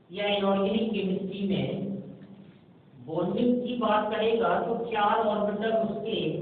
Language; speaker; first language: Hindi; native; Hindi